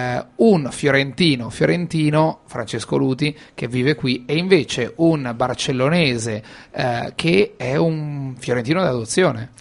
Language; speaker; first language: Italian; native; Italian